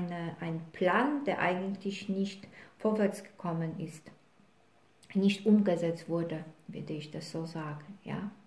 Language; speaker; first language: German; non-native, fluent; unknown